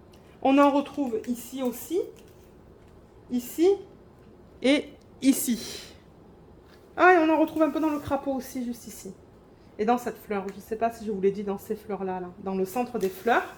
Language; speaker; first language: French; native; French